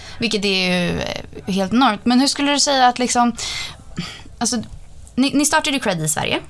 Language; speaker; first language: Swedish; native; Swedish